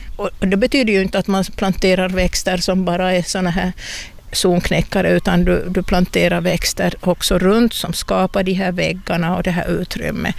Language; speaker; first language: Swedish; native; Swedish